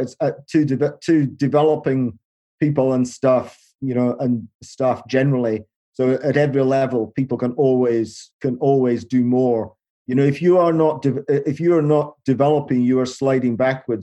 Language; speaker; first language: English; native; English